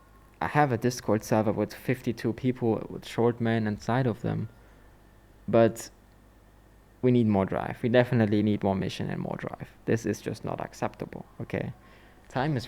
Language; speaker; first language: English; non-native, fluent; German